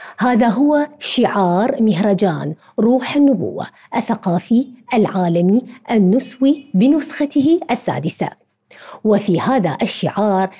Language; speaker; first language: Arabic; native; Arabic